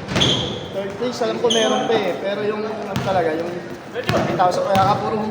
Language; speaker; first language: Filipino; native; Filipino